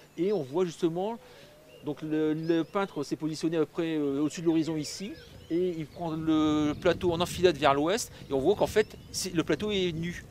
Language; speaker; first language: French; native; French